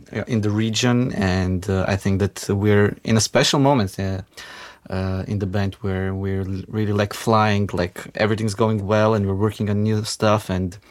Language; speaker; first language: English; non-native, fluent; Macedonian